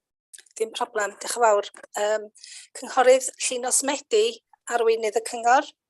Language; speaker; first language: Welsh; native; Welsh